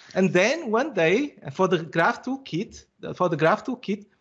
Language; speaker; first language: English; non-native, fluent; Portuguese